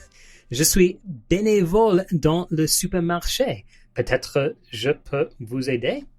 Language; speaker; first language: French; non-native, learner; English